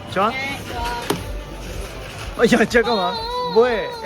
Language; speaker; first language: Korean; non-native, learner; Japanese